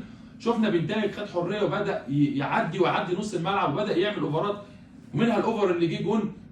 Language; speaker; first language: Arabic; native; Arabic